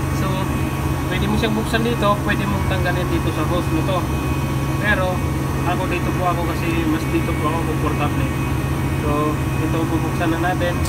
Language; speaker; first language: Filipino; non-native, local second language; Cebuano